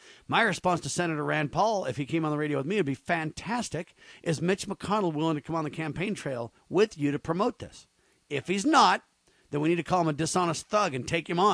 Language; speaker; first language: English; native; English